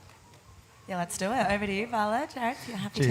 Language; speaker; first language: English; native; English